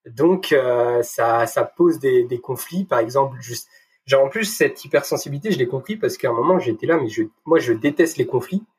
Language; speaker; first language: French; native; French